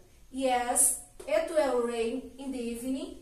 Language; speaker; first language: English; non-native, learner; Portuguese